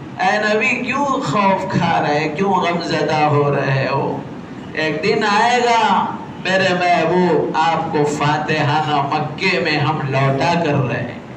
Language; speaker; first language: Urdu; native; Urdu